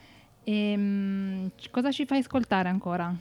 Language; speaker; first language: Italian; native; Italian